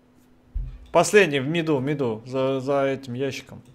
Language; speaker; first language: Russian; native; Russian